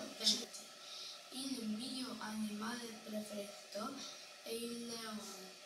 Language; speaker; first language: Italian; non-native, learner; Polish